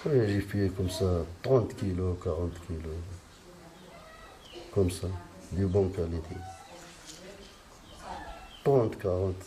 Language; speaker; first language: French; non-native, learner; Arabic